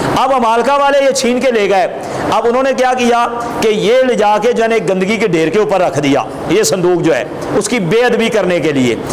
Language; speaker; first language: Urdu; non-native, local second language; Punjabi